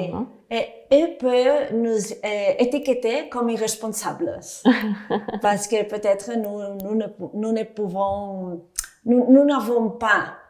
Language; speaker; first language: French; non-native, fluent; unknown